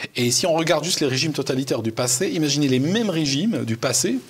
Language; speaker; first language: French; non-native, local second language; Arabic